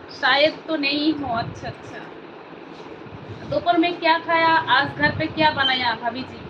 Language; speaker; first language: Hindi; non-native, local second language; Bangla